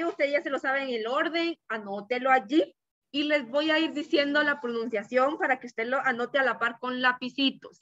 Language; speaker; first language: Spanish; native; Spanish